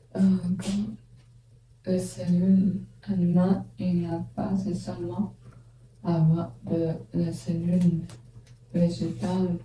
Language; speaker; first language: French; non-native, learner; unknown